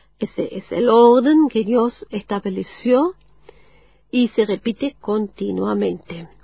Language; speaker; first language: Spanish; non-native, fluent; German